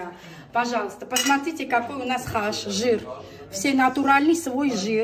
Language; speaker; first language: Russian; non-native, local second language; Armenian